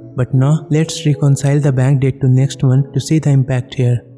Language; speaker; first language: English; non-native, local second language; Hindi